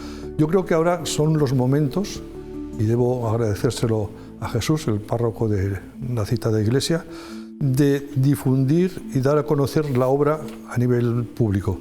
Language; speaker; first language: Spanish; native; Spanish